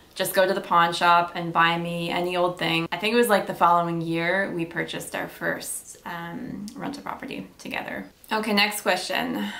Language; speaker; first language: English; native; English